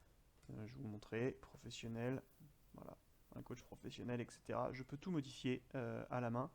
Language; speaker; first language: French; native; French